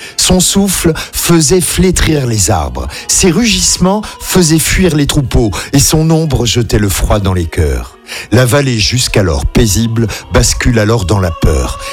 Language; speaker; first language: French; native; French